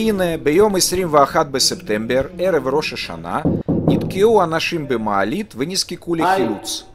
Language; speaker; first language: Hebrew; native; Hebrew